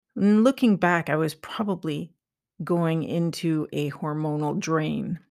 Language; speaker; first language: English; native; English